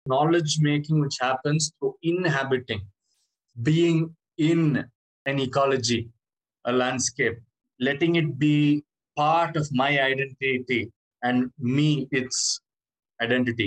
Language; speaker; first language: English; non-native, local second language; Tamil